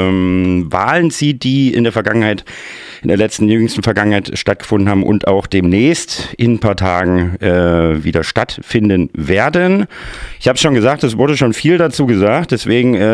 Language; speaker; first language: German; native; German